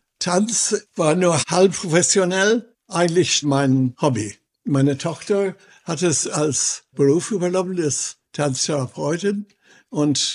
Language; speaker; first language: German; non-native, fluent; English